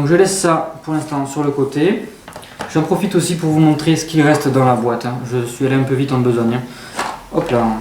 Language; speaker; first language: French; native; French